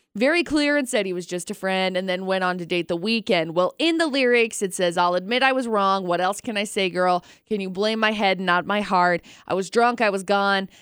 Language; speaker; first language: English; native; English